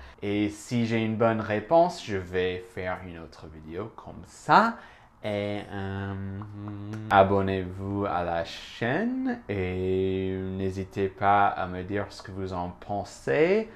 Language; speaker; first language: French; non-native, fluent; English